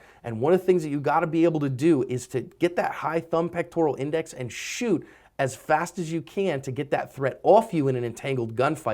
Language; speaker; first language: English; native; English